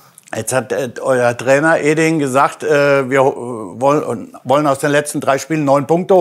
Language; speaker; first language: German; native; German